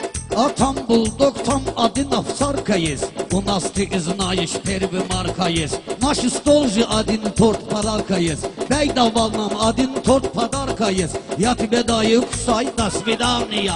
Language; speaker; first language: Russian; non-native, learner; Talysh